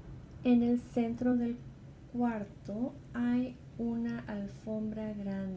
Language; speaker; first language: Spanish; non-native, fluent; English